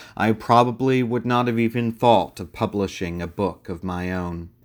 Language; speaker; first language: English; native; English